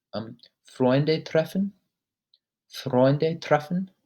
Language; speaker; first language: German; non-native, learner; English